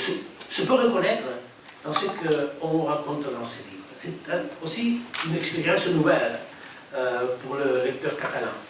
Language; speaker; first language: French; non-native, fluent; Catalan